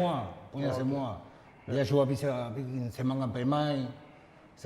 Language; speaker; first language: Indonesian; non-native, fluent; Spanish